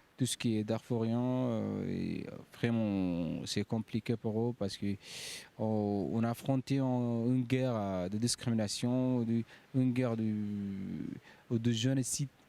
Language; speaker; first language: French; non-native, fluent; Arabic